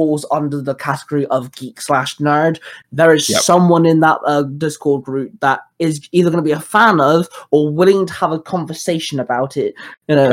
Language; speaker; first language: English; native; English